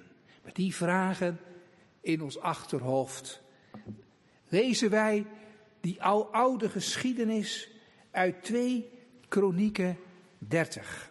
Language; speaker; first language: Dutch; native; Dutch